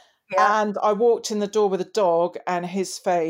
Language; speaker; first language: English; native; English